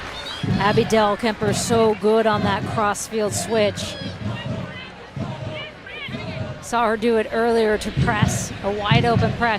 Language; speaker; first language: English; native; English